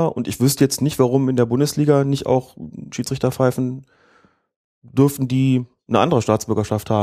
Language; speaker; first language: German; native; German